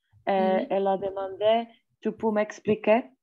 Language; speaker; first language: French; non-native, learner; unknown